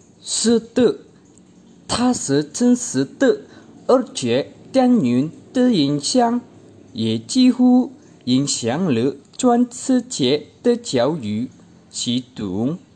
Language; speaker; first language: Chinese; non-native, learner; Indonesian